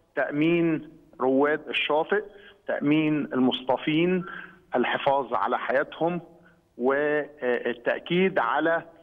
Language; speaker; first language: Egyptian Arabic; native; Egyptian Arabic